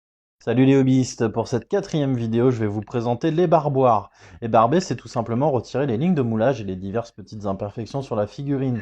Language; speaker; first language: French; native; French